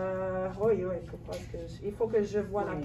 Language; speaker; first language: French; non-native, local second language; English